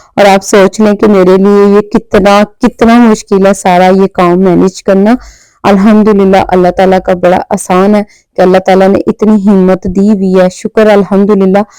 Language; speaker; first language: Urdu; non-native, local second language; Punjabi